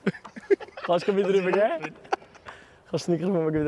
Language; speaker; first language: German; native; German